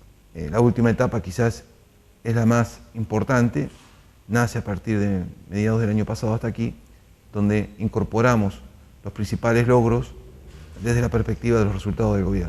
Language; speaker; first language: Spanish; native; Spanish